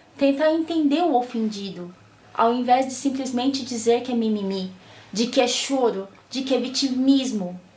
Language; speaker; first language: Portuguese; native; Portuguese